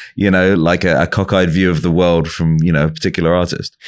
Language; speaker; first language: English; native; English